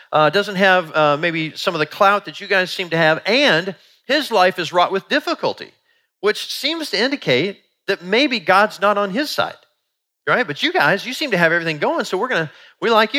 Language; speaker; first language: English; native; English